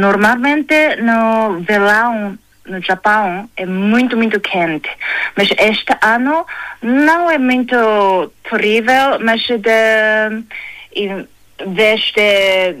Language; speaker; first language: Portuguese; non-native, learner; Japanese